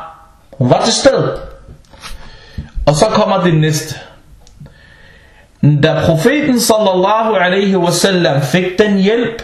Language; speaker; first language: Danish; non-native, local second language; Arabic